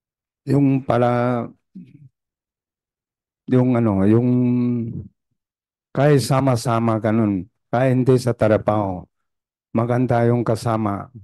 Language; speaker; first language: Filipino; non-native, learner; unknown